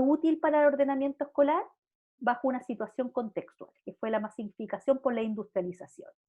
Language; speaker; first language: Spanish; native; Spanish